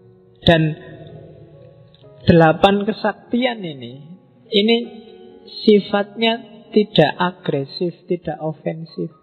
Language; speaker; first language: Indonesian; non-native, local second language; Javanese